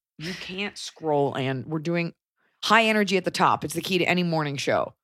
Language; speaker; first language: English; native; English